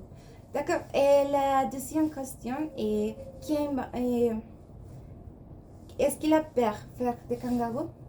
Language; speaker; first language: French; non-native, learner; Spanish